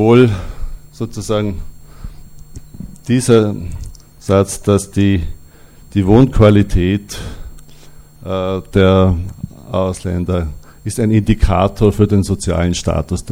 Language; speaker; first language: German; native; German